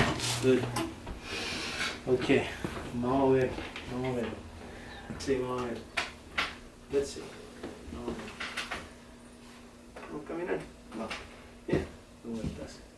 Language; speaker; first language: Spanish; non-native, learner; English